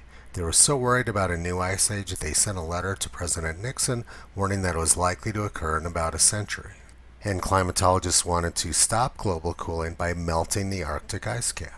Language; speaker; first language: English; native; English